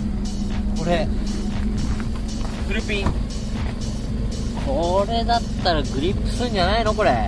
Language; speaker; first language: Japanese; native; Japanese